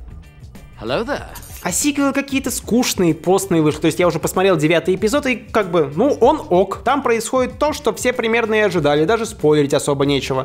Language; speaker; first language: Russian; native; Russian